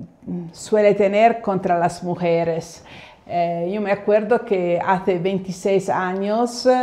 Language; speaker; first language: Spanish; non-native, fluent; Italian